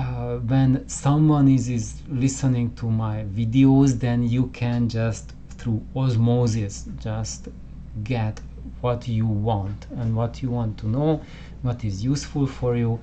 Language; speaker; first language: English; non-native, fluent; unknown